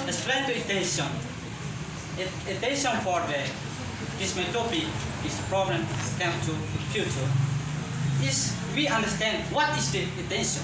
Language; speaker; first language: English; non-native, learner; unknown